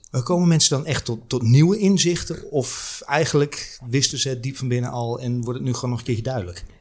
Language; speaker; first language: Dutch; native; Dutch